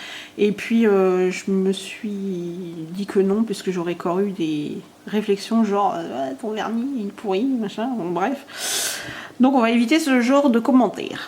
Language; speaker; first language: French; native; French